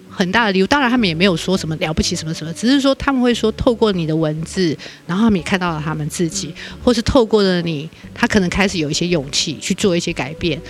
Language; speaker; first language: Chinese; native; Chinese